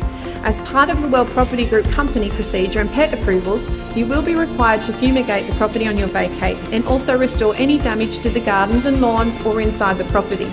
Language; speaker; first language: English; native; English